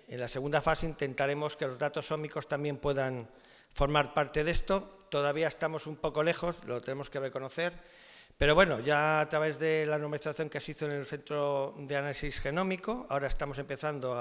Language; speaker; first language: Spanish; native; Spanish